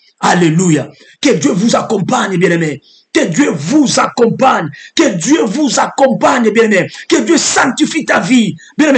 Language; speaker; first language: French; non-native, local second language; Lingala